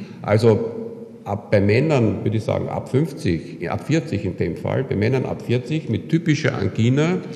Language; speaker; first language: German; native; German